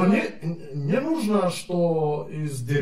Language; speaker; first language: Russian; non-native, learner; Serbian